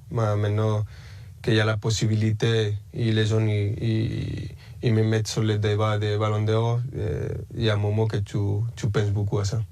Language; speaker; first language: French; early bilingual, other home language; Spanish